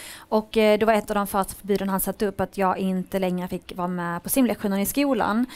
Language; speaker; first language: Swedish; early bilingual, other home language; Arabic